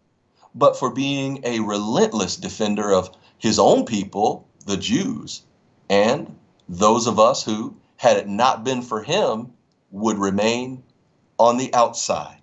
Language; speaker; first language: English; native; English